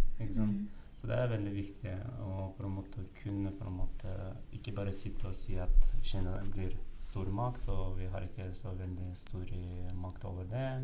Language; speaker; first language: Norwegian; non-native, fluent; Uyghur